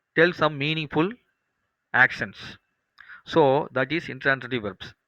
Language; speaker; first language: English; non-native, local second language; Tamil